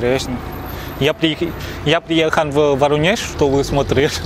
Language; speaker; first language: Russian; non-native, learner; Vietnamese